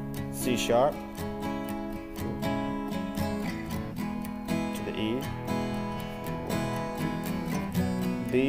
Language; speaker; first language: English; native; English